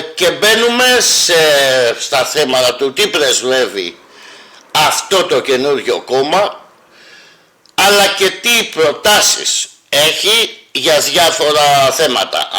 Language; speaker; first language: Greek; native; Greek